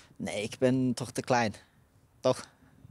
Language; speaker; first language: Dutch; non-native, fluent; Norwegian